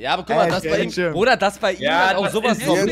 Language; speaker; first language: German; native; German